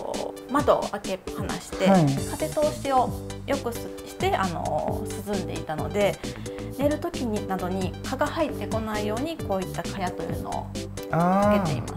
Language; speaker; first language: Japanese; native; Japanese